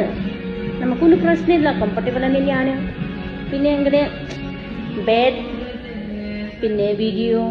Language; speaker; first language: Malayalam; non-native, learner; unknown